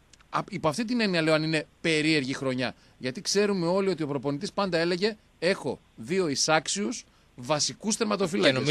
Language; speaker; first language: Greek; native; Greek